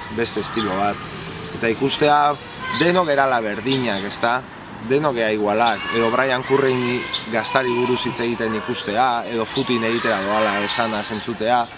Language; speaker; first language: Basque; native; Basque